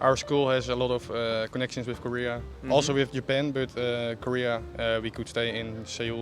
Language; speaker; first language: English; non-native, fluent; Dutch